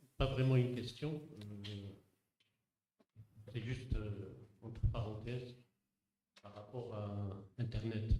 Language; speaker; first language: French; non-native, local second language; Arabic